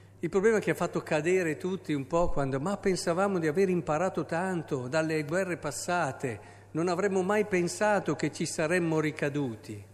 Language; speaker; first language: Italian; native; Italian